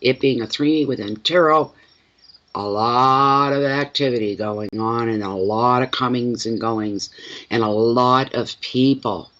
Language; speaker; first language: English; native; English